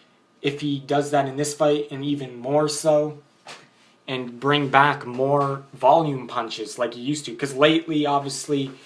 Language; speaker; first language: English; native; English